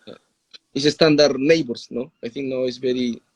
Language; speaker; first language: English; non-native, learner; Spanish